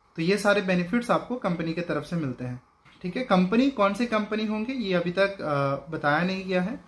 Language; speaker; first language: Hindi; non-native, local second language; Bangla